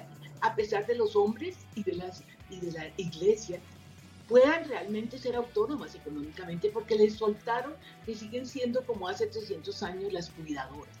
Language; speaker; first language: Spanish; native; Spanish